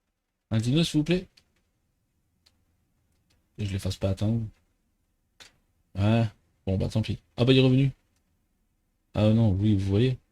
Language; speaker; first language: French; native; French